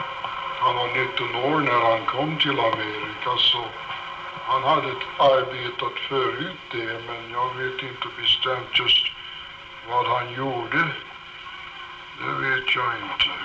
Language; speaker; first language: Swedish; early bilingual, heritage; Swedish